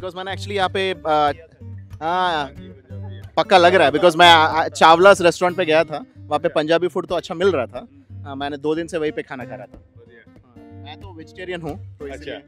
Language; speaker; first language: Hindi; non-native, local second language; Telugu